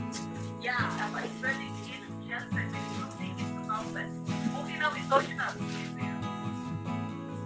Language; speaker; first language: German; non-native, fluent; Filipino